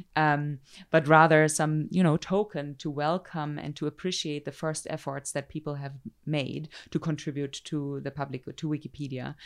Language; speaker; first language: English; non-native, fluent; German